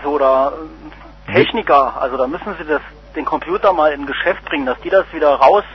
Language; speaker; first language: German; native; German